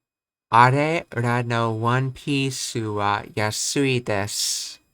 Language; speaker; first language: Japanese; non-native, learner; English